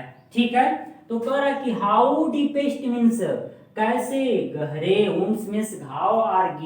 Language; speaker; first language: Hindi; native; Hindi